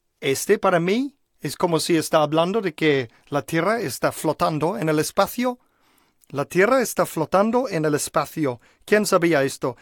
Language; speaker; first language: Spanish; non-native, fluent; English